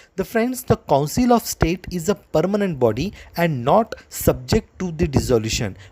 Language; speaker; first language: English; non-native, local second language; Marathi